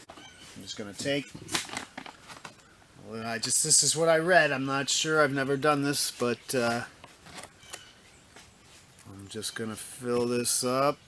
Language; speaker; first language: English; native; English